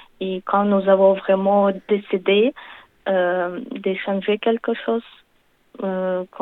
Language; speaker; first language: French; non-native, learner; Ukrainian